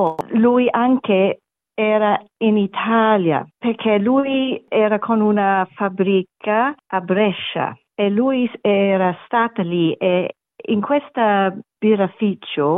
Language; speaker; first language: Italian; non-native, learner; German